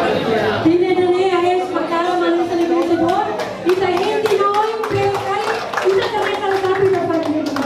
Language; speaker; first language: Portuguese; non-native, learner; Tetum